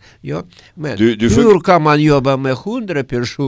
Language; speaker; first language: Swedish; non-native, learner; Russian